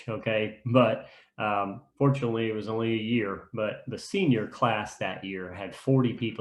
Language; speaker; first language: English; native; English